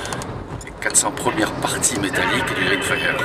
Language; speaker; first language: French; native; French